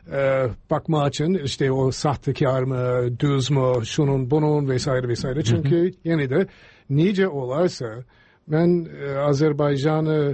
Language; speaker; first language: Turkish; non-native, fluent; English